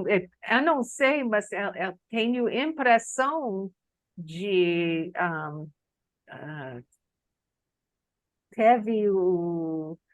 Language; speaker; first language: Portuguese; non-native, learner; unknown